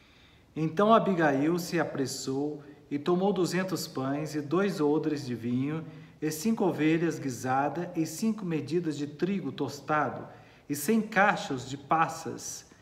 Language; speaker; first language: Portuguese; native; Portuguese